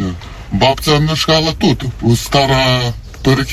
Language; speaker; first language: Polish; non-native, learner; Ukrainian